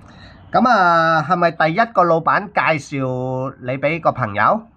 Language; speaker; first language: Cantonese; native; Cantonese